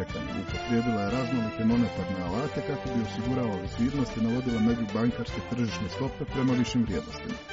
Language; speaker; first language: Serbian; native; Serbian